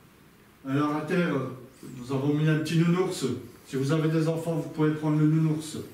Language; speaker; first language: French; native; French